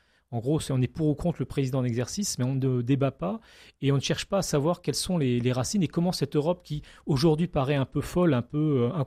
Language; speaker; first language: French; native; French